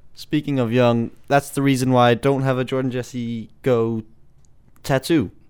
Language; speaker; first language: English; early bilingual, other home language; Danish